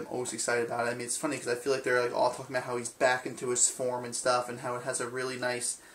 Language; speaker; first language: English; native; English